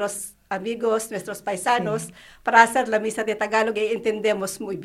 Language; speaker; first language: Spanish; non-native, learner; Filipino